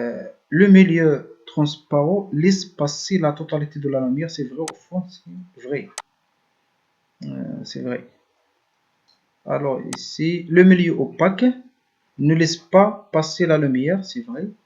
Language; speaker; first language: French; non-native, learner; Arabic